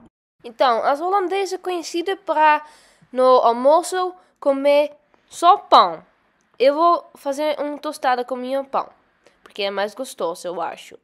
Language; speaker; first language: Portuguese; non-native, learner; Dutch